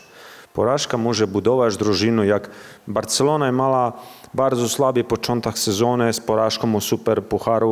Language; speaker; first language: Polish; non-native, learner; Croatian